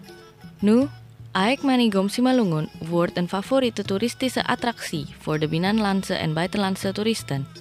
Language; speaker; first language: Dutch; non-native, learner; Indonesian